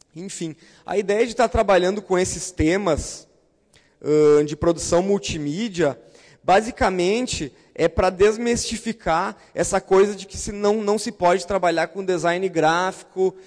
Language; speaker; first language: Portuguese; native; Portuguese